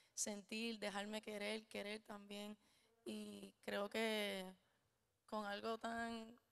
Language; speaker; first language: Spanish; native; Spanish